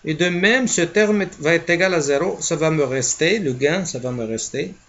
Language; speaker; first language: French; non-native, local second language; Arabic